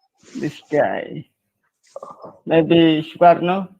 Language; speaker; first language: English; non-native, learner; Indonesian